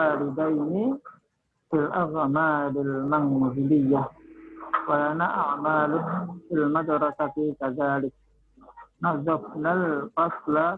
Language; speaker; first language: Arabic; non-native, learner; Indonesian